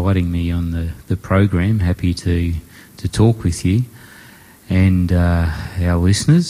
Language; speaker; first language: English; native; English